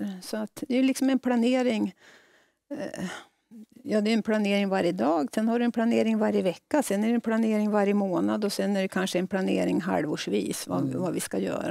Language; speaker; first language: Swedish; native; Swedish